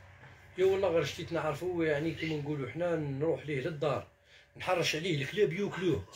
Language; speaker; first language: Arabic; native; Arabic